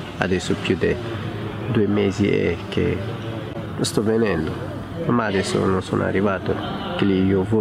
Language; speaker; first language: Italian; non-native, learner; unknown